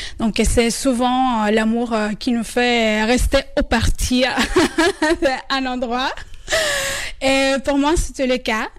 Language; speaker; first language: French; non-native, fluent; Spanish